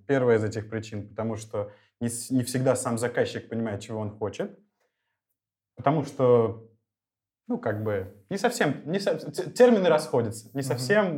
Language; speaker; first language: Russian; native; Russian